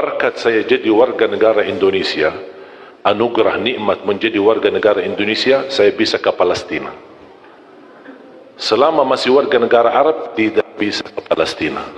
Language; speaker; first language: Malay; non-native, fluent; Arabic